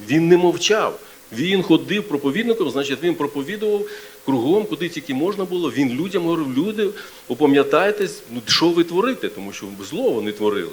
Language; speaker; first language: Ukrainian; non-native, local second language; Russian